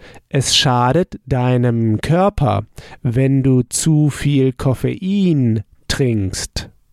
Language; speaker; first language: German; native; German